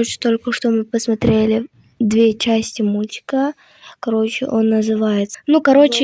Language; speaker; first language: Russian; non-native, local second language; Kazakh